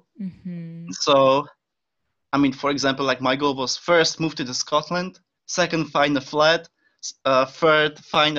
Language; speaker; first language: English; non-native, fluent; Czech